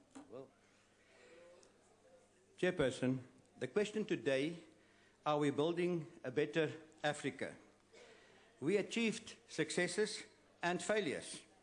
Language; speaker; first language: English; non-native, local second language; Afrikaans